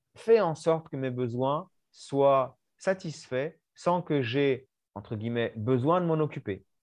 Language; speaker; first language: French; native; French